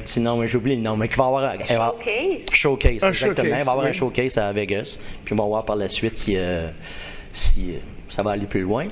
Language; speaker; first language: French; native; French